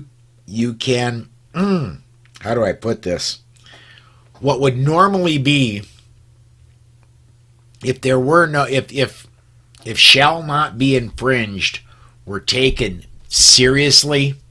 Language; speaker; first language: English; native; English